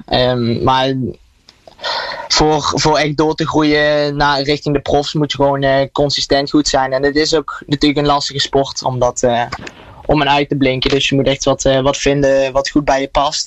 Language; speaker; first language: Dutch; native; Dutch